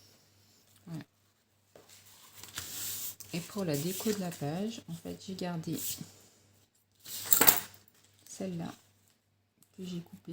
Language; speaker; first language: French; native; French